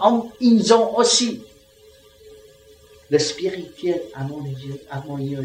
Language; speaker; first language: French; non-native, learner; Vietnamese